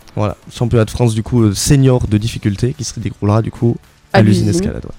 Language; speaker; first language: French; native; French